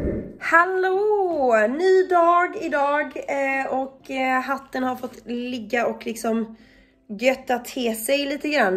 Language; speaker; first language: Swedish; native; Swedish